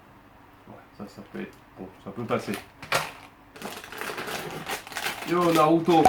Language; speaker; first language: French; native; French